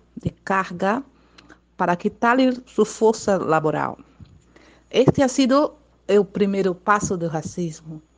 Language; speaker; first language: Spanish; non-native, fluent; Portuguese